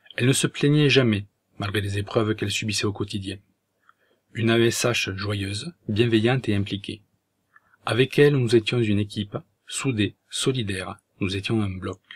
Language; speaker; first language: French; native; French